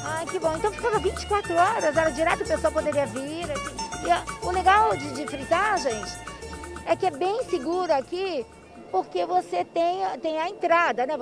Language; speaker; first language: Portuguese; native; Portuguese